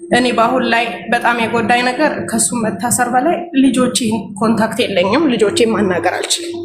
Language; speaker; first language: Amharic; native; Amharic